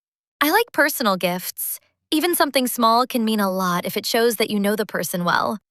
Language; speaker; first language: English; native; English